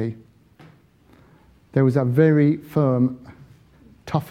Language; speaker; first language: English; native; English